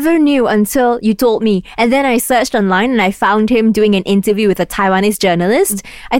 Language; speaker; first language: English; non-native, local second language; Cantonese